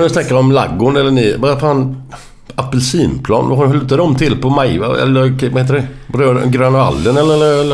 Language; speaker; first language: Swedish; native; Swedish